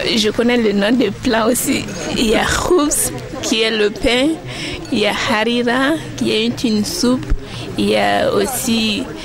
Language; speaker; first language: French; non-native, local second language; Bambara